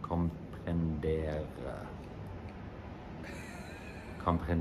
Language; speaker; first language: Spanish; non-native, learner; English